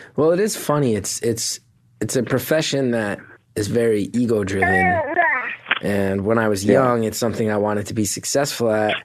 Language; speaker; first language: English; native; English